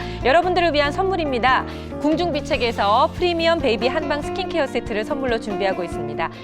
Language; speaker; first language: Korean; native; Korean